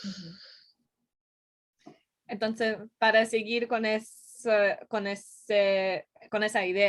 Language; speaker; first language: Spanish; non-native, learner; English